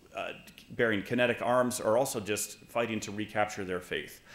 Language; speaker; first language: English; native; English